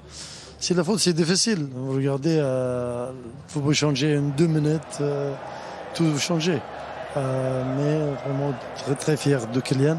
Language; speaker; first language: French; non-native, learner; Arabic